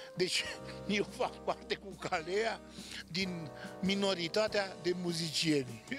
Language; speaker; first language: Romanian; native; Romanian